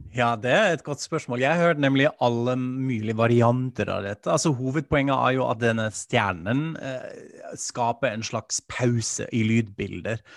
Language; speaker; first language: Norwegian; non-native, fluent; German